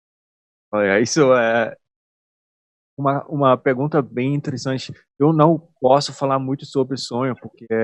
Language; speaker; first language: Portuguese; non-native, fluent; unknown